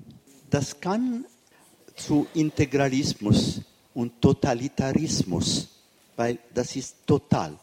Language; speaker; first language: German; non-native, fluent; Arabic